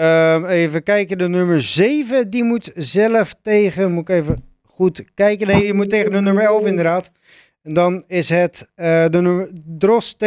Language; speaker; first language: Dutch; native; Dutch